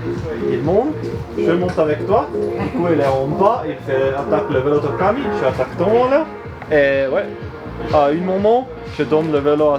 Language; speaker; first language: French; non-native, learner; German